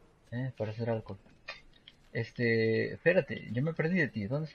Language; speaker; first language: Spanish; non-native, fluent; Portuguese